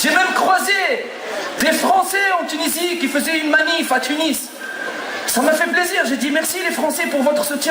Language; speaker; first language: French; non-native, local second language; Arabic